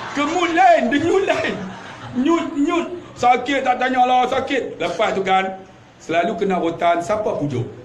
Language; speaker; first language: Malay; native; Malay